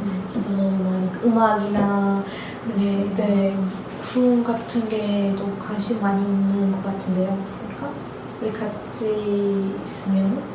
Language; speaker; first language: Korean; non-native, learner; Turkish